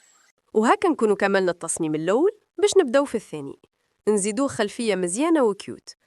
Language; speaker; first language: Arabic; native; Arabic